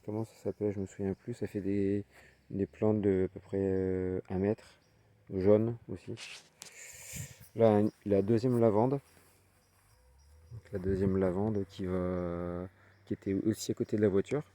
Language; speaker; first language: French; native; French